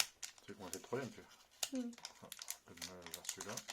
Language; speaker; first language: French; native; French